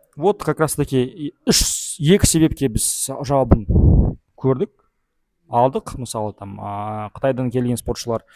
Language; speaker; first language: Kazakh; native; Kazakh